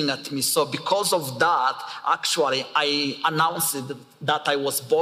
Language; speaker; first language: English; non-native, local second language; Kinyarwanda